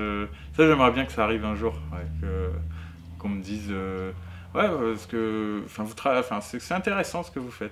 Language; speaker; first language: French; native; French